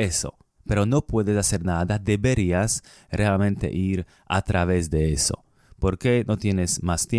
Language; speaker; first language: Spanish; non-native, fluent; Slovak